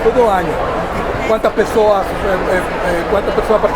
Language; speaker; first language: Portuguese; non-native, fluent; Spanish